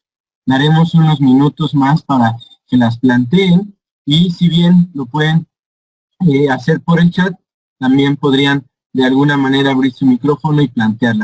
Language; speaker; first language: Spanish; native; Spanish